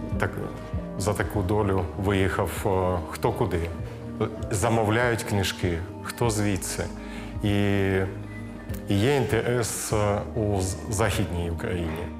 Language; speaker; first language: Ukrainian; non-native, local second language; Russian